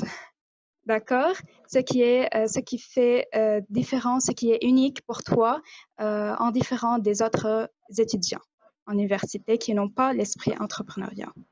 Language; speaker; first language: French; non-native, local second language; Arabic